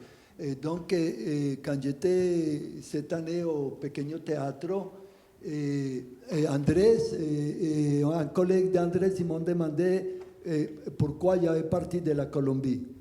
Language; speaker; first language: French; non-native, fluent; Spanish